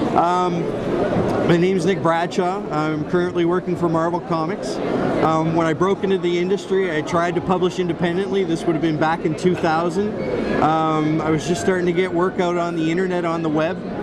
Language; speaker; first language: English; native; English